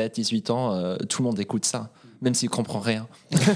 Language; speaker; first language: French; non-native, fluent; Norwegian